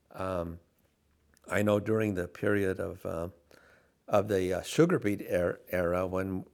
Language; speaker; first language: English; native; English